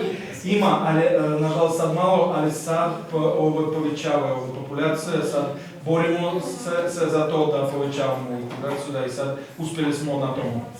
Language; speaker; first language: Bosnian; non-native, fluent; Russian